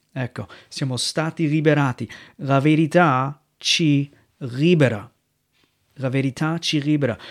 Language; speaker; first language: Italian; non-native, fluent; English